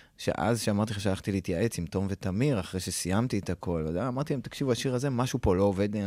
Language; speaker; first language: Hebrew; native; Hebrew